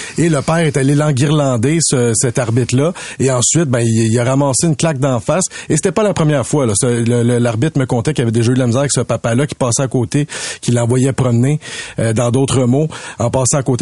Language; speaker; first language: French; native; French